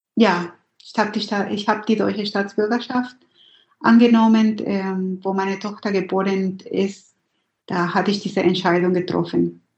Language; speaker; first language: German; non-native, fluent; Spanish